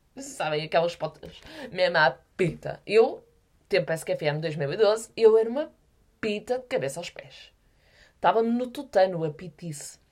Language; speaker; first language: Portuguese; native; Portuguese